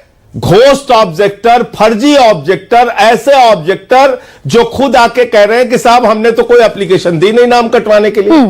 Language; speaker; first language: Hindi; native; Hindi